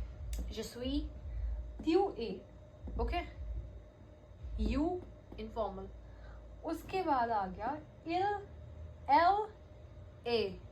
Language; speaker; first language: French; non-native, learner; Hindi